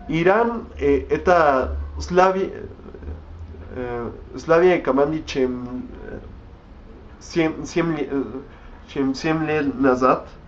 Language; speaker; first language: Russian; non-native, learner; Spanish